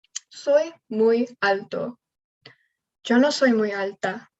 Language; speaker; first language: Spanish; non-native, learner; English